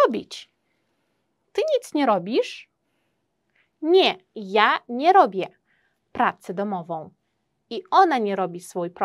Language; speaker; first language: Polish; non-native, fluent; Uzbek